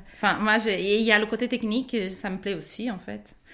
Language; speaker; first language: French; non-native, fluent; Portuguese